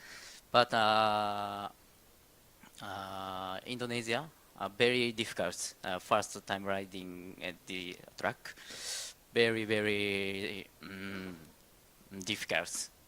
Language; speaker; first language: English; non-native, learner; Indonesian